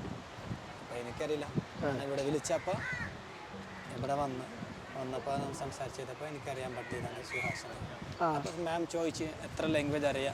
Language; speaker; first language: Malayalam; non-native, local second language; Hindi